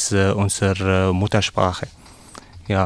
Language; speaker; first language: German; non-native, learner; Arabic